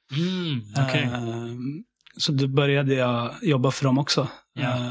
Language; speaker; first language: Swedish; early bilingual, other home language; Syriac